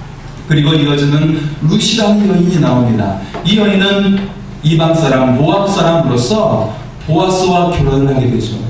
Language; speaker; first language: Korean; native; Korean